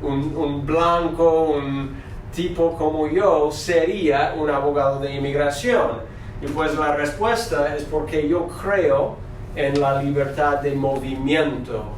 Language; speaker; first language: Spanish; non-native, fluent; English